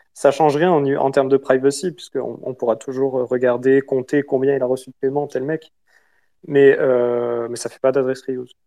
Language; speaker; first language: French; native; French